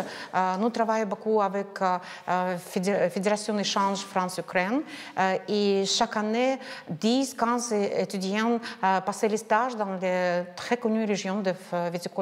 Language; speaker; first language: French; non-native, learner; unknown